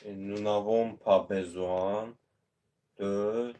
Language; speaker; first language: French; non-native, learner; Azerbaijani